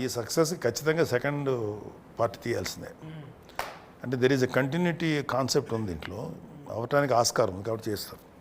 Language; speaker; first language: Telugu; native; Telugu